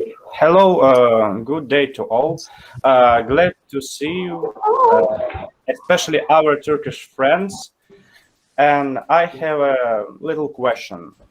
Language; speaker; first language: English; non-native, learner; Ukrainian